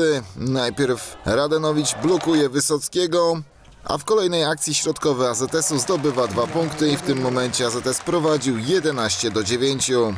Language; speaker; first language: Polish; native; Polish